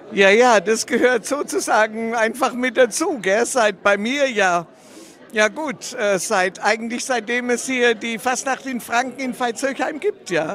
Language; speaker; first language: German; native; German